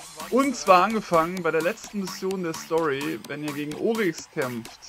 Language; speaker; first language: German; native; German